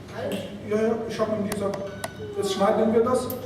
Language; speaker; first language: German; non-native, fluent; Russian